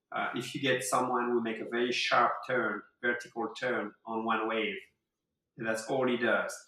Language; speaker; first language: English; non-native, fluent; French